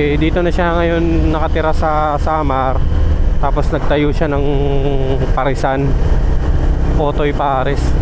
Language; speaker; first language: Filipino; native; Filipino